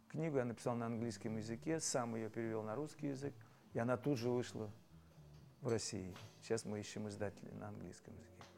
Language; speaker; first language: Russian; native; Russian